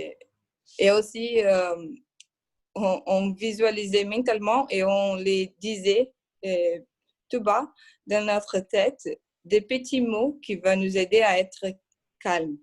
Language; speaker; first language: French; non-native, fluent; Portuguese